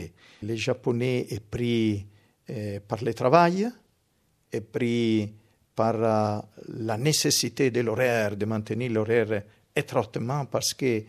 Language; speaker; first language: French; non-native, fluent; Italian